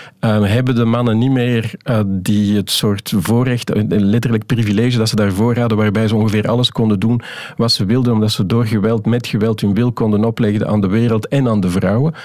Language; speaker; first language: Dutch; native; Dutch